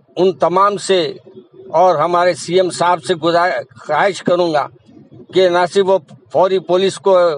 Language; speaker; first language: Hindi; non-native, local second language; Urdu